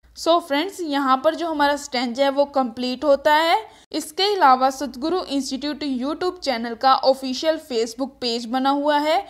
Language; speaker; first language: Hindi; native; Hindi